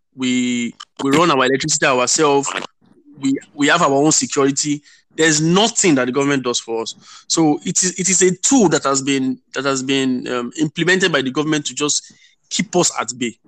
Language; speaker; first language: English; non-native, local second language; Yoruba